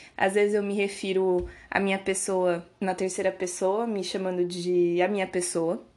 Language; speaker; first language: Portuguese; native; Portuguese